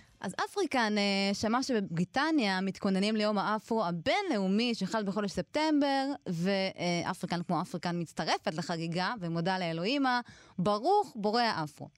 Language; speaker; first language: Hebrew; native; Hebrew